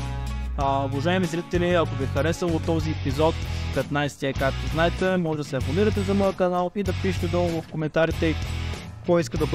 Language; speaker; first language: Bulgarian; native; Bulgarian